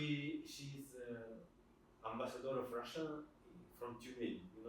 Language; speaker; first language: English; non-native, fluent; Russian